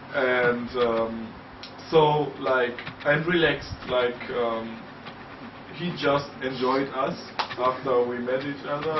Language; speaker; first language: English; non-native, fluent; German